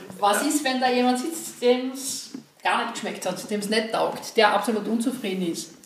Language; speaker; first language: German; native; German